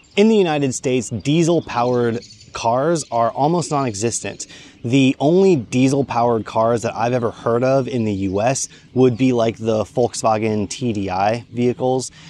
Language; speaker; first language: English; native; English